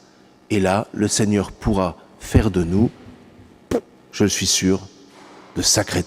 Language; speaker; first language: French; native; French